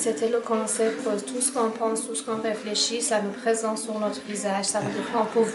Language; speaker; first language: French; non-native, fluent; Persian